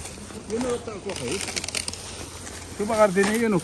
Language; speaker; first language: Spanish; non-native, learner; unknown